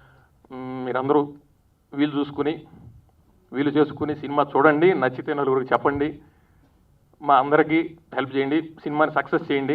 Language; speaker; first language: Telugu; native; Telugu